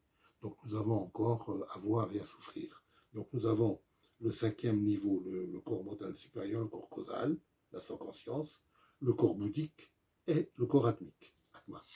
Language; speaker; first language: French; native; French